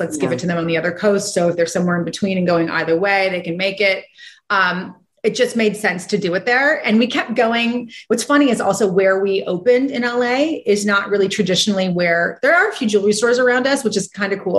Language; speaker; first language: English; native; English